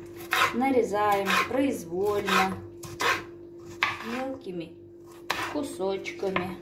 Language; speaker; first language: Russian; non-native, fluent; Turkmen